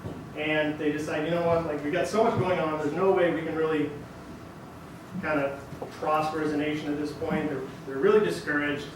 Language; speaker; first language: English; native; English